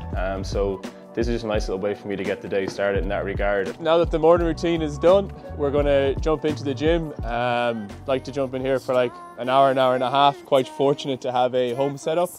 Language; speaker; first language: English; native; English